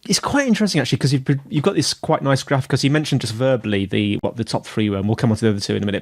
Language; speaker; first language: English; native; English